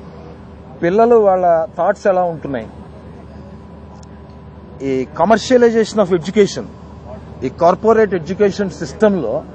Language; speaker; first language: Telugu; native; Telugu